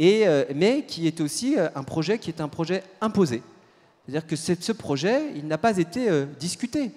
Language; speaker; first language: French; native; French